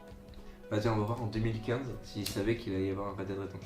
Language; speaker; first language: French; native; French